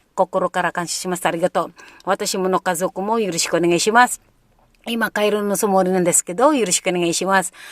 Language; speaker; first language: Japanese; non-native, learner; Filipino